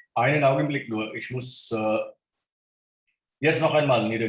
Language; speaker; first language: German; non-native, fluent; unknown